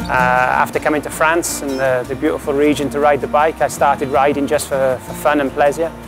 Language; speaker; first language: English; native; English